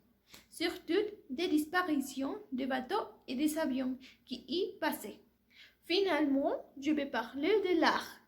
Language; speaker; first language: French; non-native, learner; Spanish